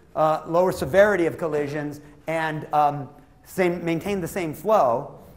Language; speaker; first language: English; native; English